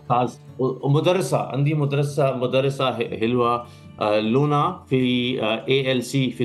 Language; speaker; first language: Arabic; non-native, learner; Urdu